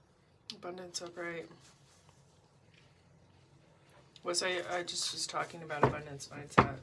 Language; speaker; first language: English; native; English